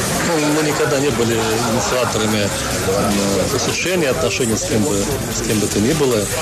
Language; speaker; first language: Russian; native; Russian